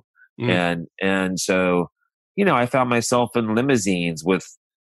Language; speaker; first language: English; native; English